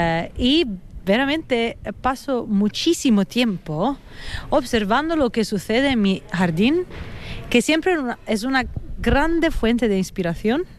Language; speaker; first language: Spanish; non-native, fluent; Italian